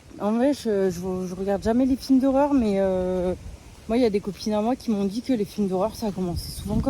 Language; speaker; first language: French; native; French